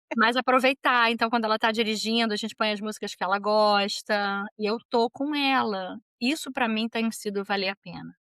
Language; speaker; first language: Portuguese; native; Portuguese